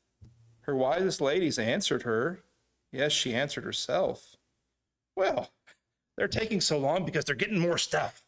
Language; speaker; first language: English; native; English